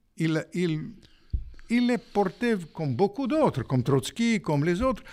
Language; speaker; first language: French; non-native, fluent; Russian